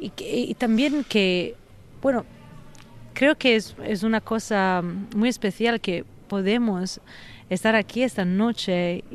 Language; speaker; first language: Spanish; non-native, fluent; Italian